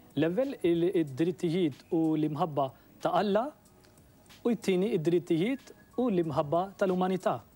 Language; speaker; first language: Maltese; non-native, fluent; Urdu